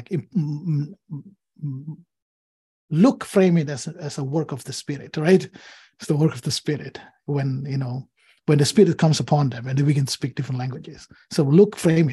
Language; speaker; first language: English; non-native, fluent; Indonesian